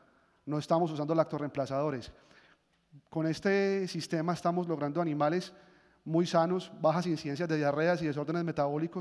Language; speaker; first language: Spanish; native; Spanish